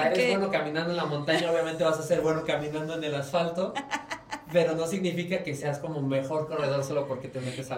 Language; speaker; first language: Spanish; native; Spanish